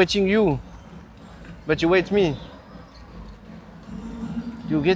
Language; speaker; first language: English; non-native, learner; French